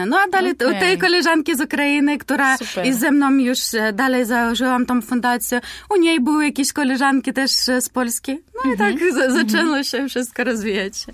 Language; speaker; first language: Polish; non-native, learner; Ukrainian